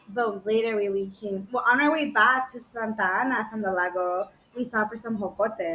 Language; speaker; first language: English; early bilingual, other home language; Spanish